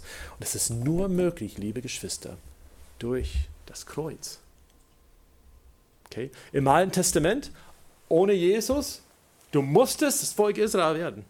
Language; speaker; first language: German; non-native, fluent; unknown